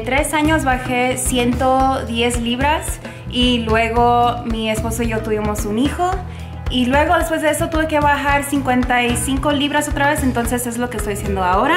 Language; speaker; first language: Spanish; early bilingual, heritage; Spanish